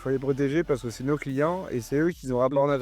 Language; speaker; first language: French; native; French